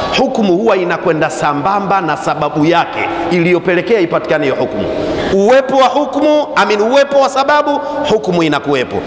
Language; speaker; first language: Swahili; non-native, local second language; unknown